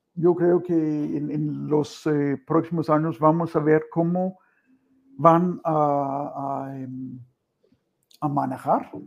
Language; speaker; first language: Spanish; non-native, fluent; Danish